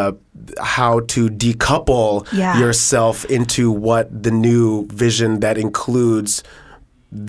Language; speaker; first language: English; native; English